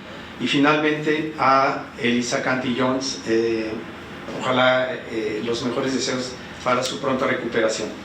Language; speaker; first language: Spanish; native; Spanish